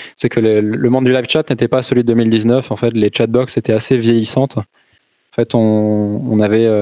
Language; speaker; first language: French; native; French